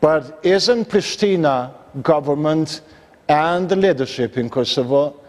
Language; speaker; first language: English; non-native, fluent; Albanian